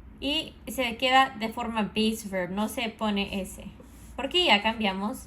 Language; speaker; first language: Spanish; non-native, fluent; English